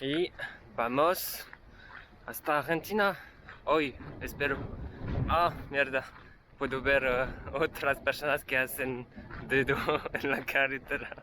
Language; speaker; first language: Spanish; non-native, learner; French